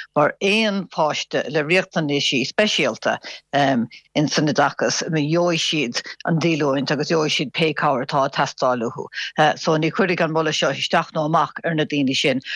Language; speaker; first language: Irish; non-native, local second language; English